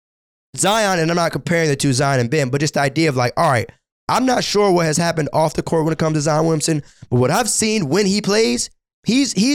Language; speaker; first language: English; native; English